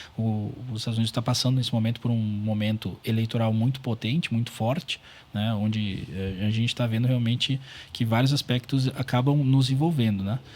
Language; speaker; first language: Portuguese; native; Portuguese